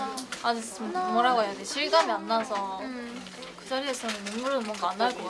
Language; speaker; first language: Korean; non-native, fluent; Japanese